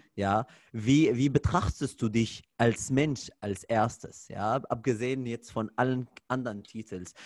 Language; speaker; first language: German; non-native, fluent; Arabic